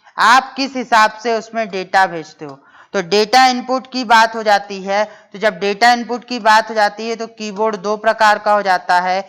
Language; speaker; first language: Hindi; native; Hindi